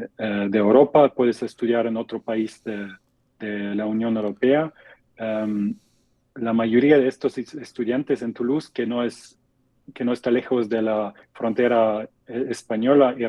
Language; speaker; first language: Spanish; non-native, fluent; German